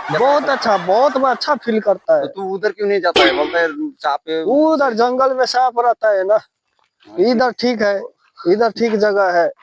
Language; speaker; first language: Hindi; non-native, learner; Bangla